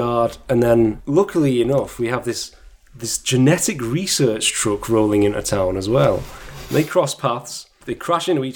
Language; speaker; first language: English; native; English